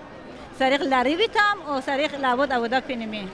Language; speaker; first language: Hebrew; non-native, fluent; Persian